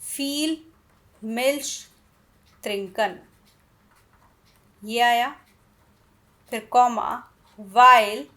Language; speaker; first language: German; non-native, fluent; Hindi